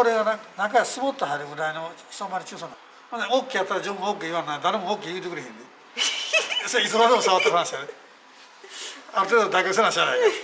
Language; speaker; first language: Japanese; native; Japanese